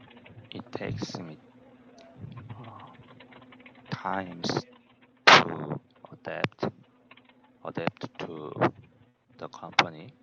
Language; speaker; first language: English; non-native, learner; Korean